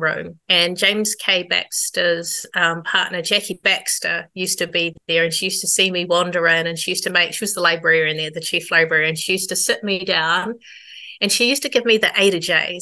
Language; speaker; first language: English; native; English